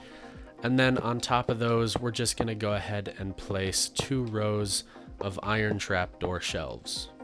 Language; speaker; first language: English; native; English